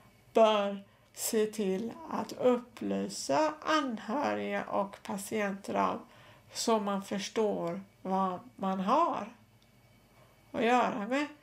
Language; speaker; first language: Swedish; native; Swedish